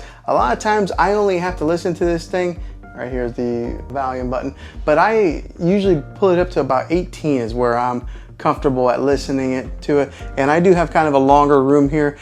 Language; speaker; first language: English; native; English